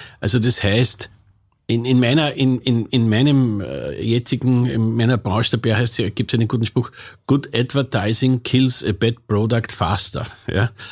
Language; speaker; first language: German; native; German